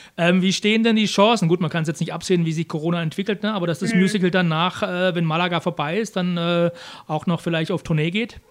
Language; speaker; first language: German; native; German